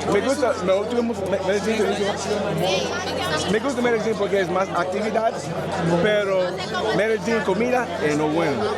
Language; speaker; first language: Spanish; non-native, learner; English